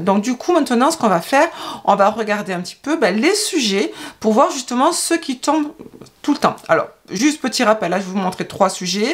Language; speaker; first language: French; native; French